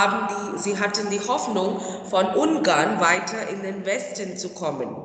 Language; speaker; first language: German; non-native, fluent; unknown